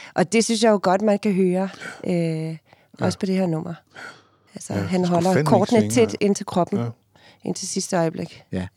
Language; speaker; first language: Danish; non-native, fluent; Afrikaans